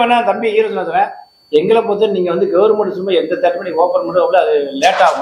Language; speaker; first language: Tamil; native; Tamil